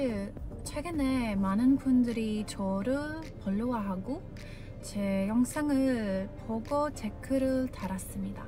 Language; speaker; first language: Korean; non-native, learner; English